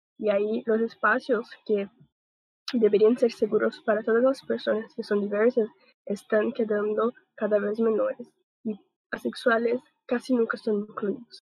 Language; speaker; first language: Spanish; non-native, learner; Portuguese